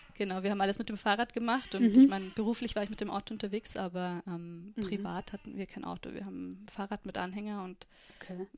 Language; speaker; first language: German; native; German